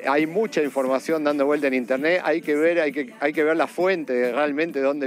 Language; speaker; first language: Spanish; native; Spanish